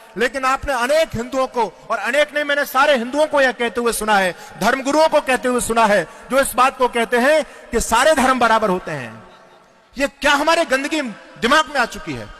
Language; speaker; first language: Hindi; native; Hindi